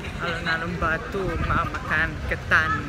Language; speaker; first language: Indonesian; non-native, fluent; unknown